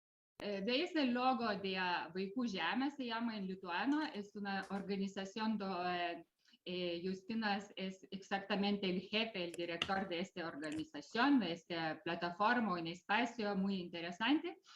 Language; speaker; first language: Spanish; non-native, fluent; Lithuanian